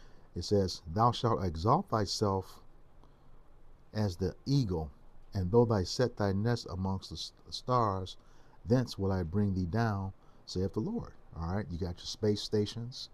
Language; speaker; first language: English; native; English